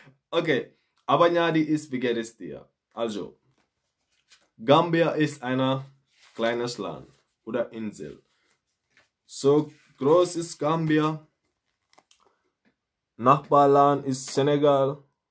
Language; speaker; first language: German; non-native, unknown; Mandingo